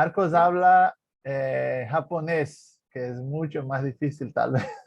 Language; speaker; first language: Spanish; non-native, fluent; Portuguese